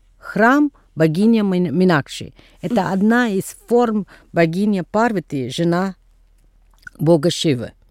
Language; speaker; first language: Russian; non-native, fluent; Tamil